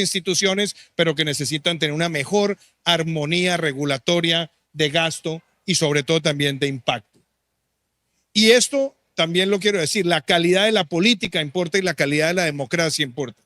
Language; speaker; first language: Spanish; native; Spanish